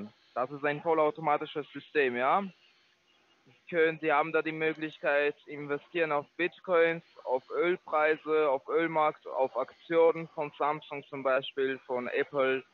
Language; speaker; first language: German; non-native, learner; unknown